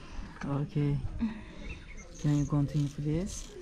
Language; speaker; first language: English; non-native, learner; Turkish